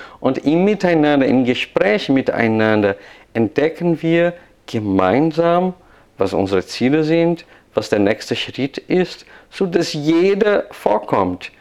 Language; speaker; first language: German; non-native, fluent; Portuguese